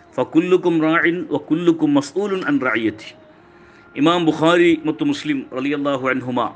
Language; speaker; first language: Kannada; non-native, local second language; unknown